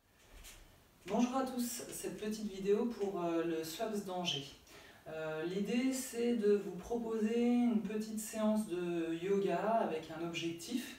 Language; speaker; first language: French; native; French